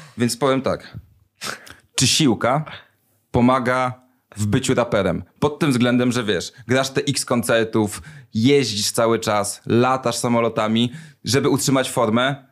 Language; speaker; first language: Polish; native; Polish